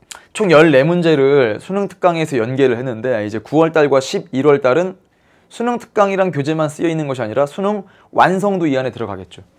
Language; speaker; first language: Korean; native; Korean